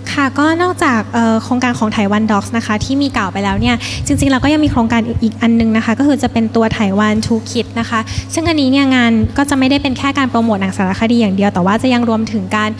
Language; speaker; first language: Thai; native; Thai